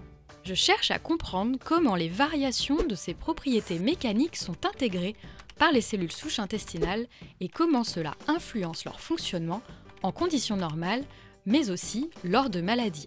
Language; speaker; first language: French; early bilingual, other home language; Arabic